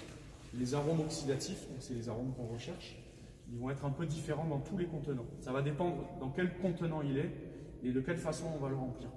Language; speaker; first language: French; native; French